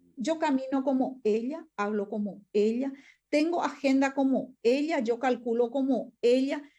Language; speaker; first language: Spanish; non-native, local second language; Guarani